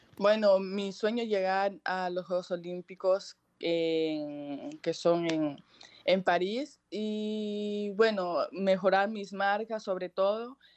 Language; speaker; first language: Spanish; native; Spanish